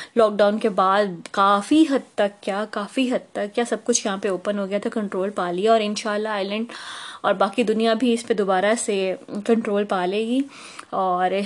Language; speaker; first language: Urdu; native; Urdu